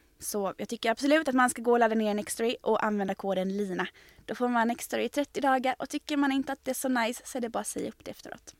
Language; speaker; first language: Swedish; native; Swedish